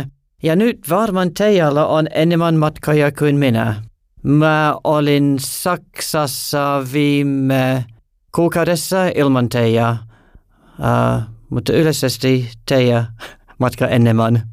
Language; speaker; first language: Finnish; non-native, learner; English